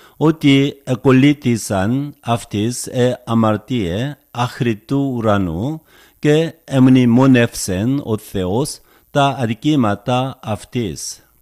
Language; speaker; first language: Greek; non-native, fluent; Korean